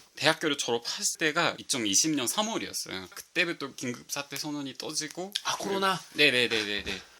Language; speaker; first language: Korean; non-native, fluent; Japanese